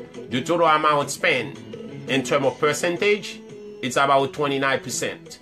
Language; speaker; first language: English; non-native, fluent; Haitian Creole